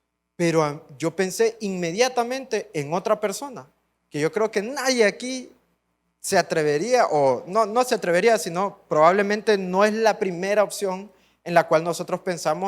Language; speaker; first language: Spanish; native; Spanish